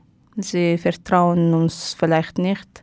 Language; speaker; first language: German; non-native, learner; Mongolian